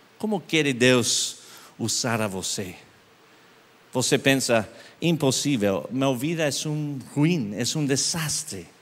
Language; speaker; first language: Portuguese; non-native, learner; English